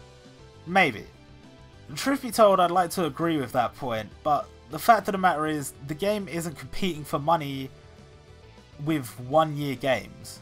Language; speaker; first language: English; native; English